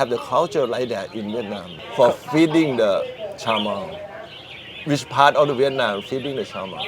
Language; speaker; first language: English; non-native, learner; Thai